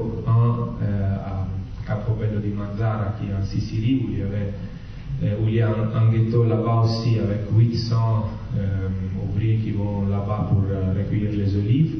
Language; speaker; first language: French; non-native, fluent; Italian